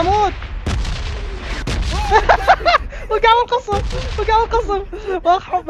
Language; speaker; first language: Arabic; native; Arabic